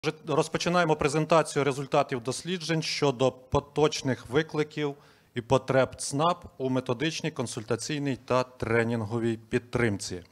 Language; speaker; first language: Ukrainian; native; Ukrainian